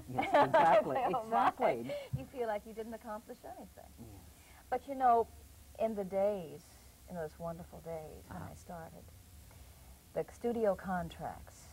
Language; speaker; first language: English; native; English